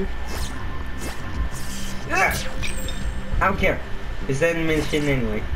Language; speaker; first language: English; native; English